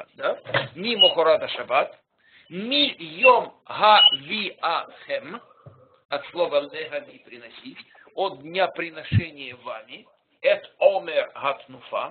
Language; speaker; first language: Russian; native; Russian